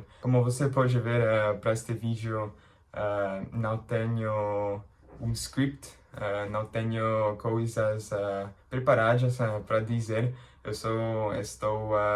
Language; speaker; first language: Portuguese; non-native, learner; English